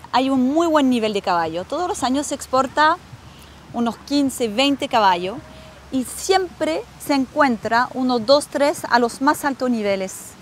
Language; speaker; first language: Spanish; non-native, fluent; French